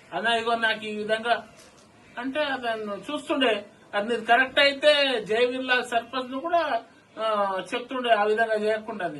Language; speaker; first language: Telugu; non-native, local second language; Lambadi